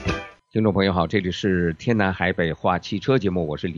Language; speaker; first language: Chinese; native; Chinese